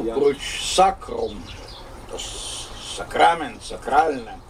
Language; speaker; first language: Polish; non-native, fluent; Russian